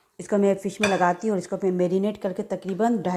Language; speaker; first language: Urdu; native; Urdu